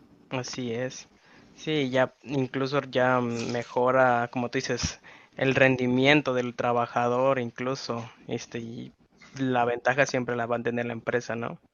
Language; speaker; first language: Spanish; native; Spanish